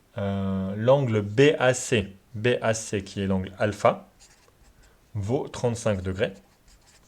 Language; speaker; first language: French; native; French